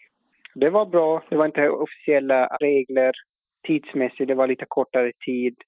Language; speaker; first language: Swedish; non-native, fluent; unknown